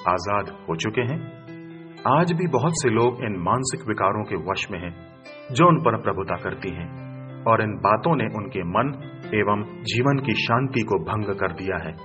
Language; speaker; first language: Hindi; native; Hindi